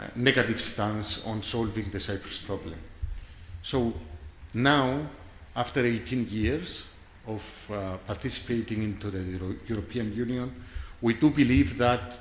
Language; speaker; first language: English; non-native, fluent; Greek